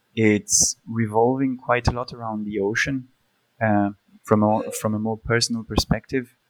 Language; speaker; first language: English; early bilingual, other home language; Polish